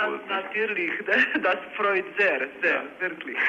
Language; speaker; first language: German; non-native, learner; Czech